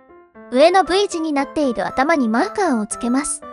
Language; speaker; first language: Japanese; native; Japanese